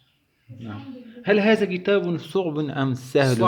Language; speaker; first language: Arabic; non-native, learner; Urdu